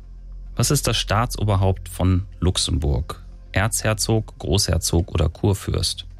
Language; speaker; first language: German; native; German